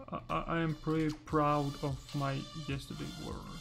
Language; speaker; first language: English; non-native, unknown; Russian